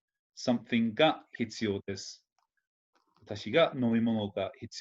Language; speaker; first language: Japanese; non-native, fluent; English